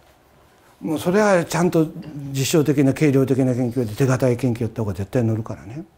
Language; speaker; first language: Japanese; native; Japanese